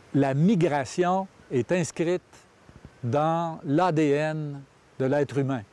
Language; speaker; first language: French; native; French